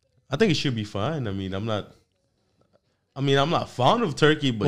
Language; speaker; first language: English; early bilingual, other home language; Spanish